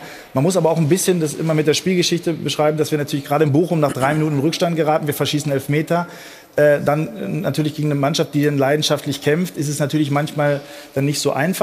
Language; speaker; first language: German; native; German